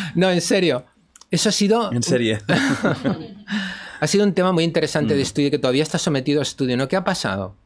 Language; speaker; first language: Spanish; native; Spanish